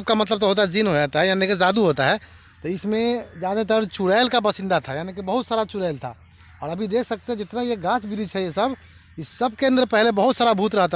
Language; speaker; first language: Hindi; native; Hindi